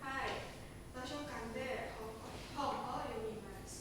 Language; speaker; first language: Japanese; non-native, learner; Indonesian